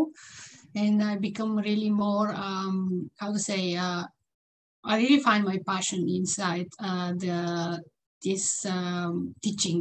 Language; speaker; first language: English; non-native, fluent; Bulgarian